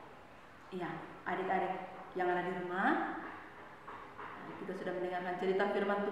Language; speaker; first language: Indonesian; native; Indonesian